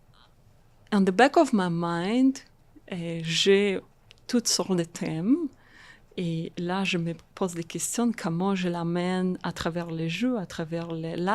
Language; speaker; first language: French; non-native, fluent; Russian